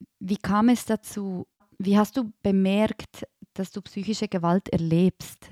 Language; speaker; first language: German; native; German